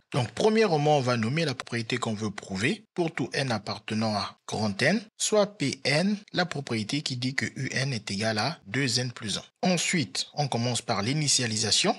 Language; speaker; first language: French; native; French